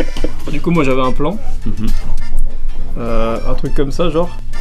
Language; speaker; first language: French; native; French